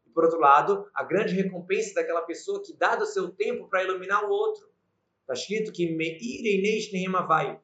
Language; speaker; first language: Portuguese; native; Portuguese